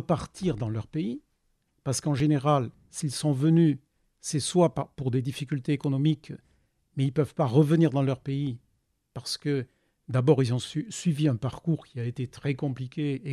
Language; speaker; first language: French; native; French